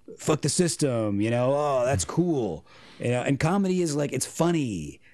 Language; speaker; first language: English; native; English